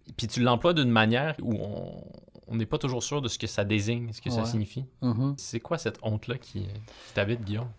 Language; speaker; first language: French; native; French